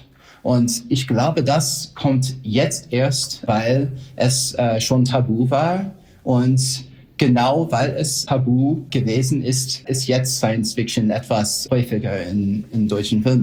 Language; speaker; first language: German; non-native, fluent; English